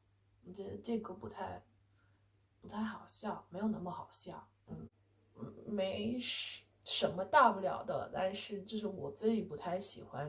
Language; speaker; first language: Chinese; non-native, fluent; English